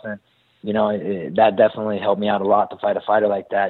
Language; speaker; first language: English; native; English